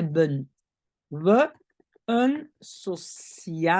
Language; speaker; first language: Dutch; non-native, fluent; French